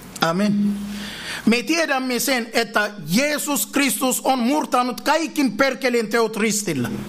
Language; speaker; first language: Finnish; non-native, fluent; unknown